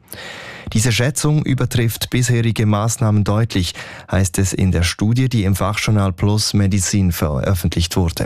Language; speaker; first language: German; native; German